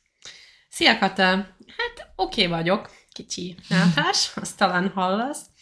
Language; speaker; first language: Hungarian; non-native, learner; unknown